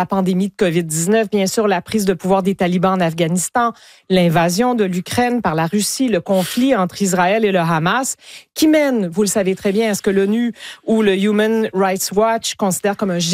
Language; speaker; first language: French; native; French